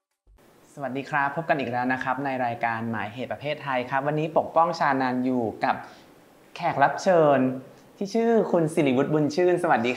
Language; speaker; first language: Thai; native; Thai